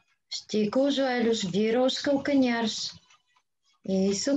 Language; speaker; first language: Portuguese; non-native, learner; Bulgarian